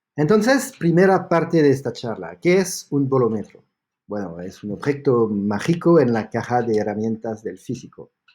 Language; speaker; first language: Spanish; non-native, fluent; French